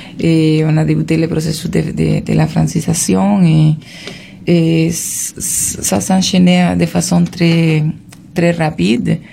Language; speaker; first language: French; non-native, fluent; Spanish